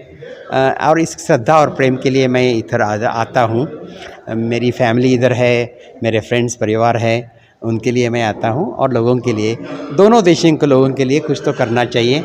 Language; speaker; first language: Hindi; non-native, local second language; Marathi